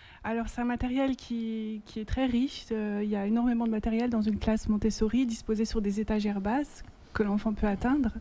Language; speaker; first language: French; native; French